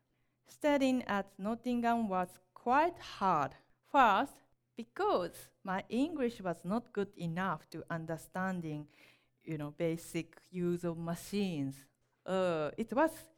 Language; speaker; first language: English; non-native, learner; Japanese